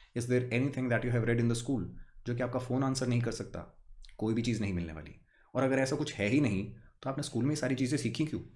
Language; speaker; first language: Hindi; native; Hindi